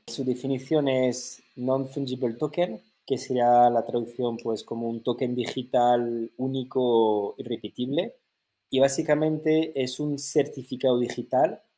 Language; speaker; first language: Spanish; native; Spanish